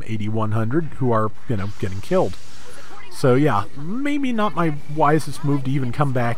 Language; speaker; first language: English; native; English